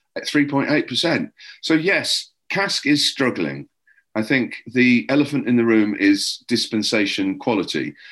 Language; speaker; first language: English; native; English